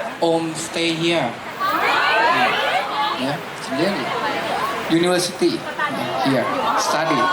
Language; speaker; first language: English; non-native, learner; Thai